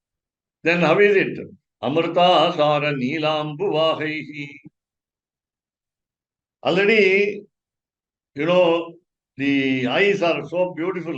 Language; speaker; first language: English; non-native, local second language; Tamil